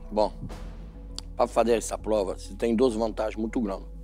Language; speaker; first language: Portuguese; non-native, fluent; French